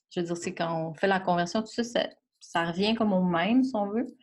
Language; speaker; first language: French; native; French